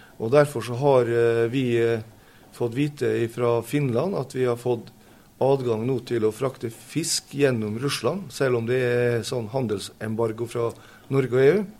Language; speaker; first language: Norwegian; native; Norwegian